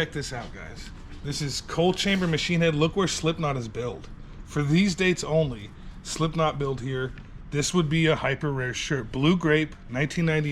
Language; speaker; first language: English; native; English